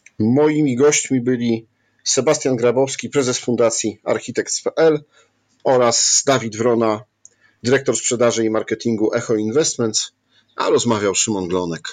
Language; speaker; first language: Polish; native; Polish